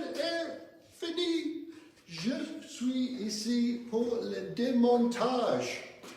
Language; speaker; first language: French; non-native, learner; English